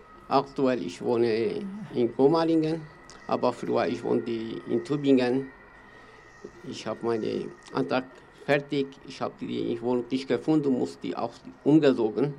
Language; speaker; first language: German; non-native, learner; Kurdish